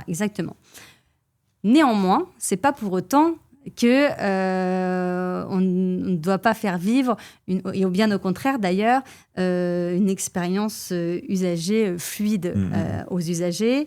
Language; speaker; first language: French; native; French